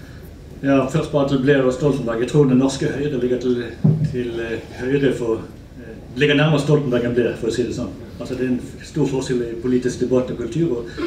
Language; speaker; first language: Norwegian; native; Norwegian